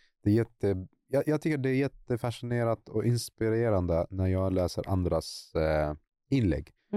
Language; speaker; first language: Swedish; non-native, fluent; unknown